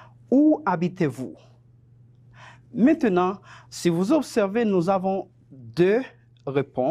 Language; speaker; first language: French; non-native, fluent; Spanish